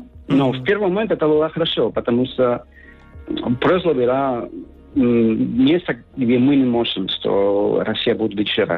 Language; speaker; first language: Russian; non-native, learner; Spanish